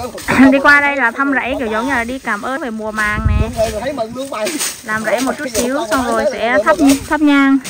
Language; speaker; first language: Vietnamese; native; Vietnamese